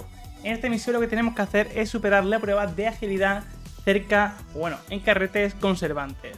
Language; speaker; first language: Spanish; native; Spanish